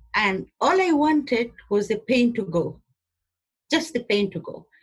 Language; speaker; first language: English; non-native, local second language; Somali